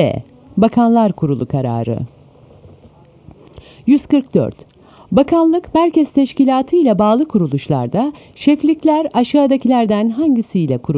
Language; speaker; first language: Turkish; native; Turkish